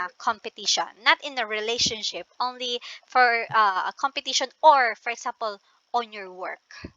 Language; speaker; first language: English; non-native, local second language; Filipino